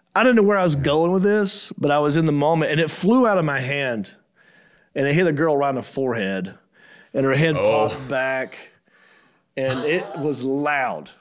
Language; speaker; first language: English; native; English